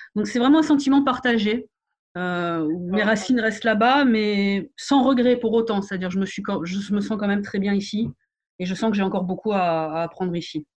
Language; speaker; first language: French; native; French